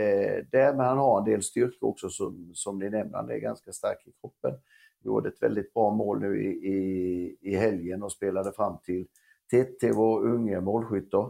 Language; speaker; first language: Swedish; native; Swedish